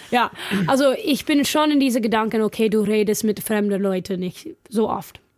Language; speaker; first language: German; non-native, learner; English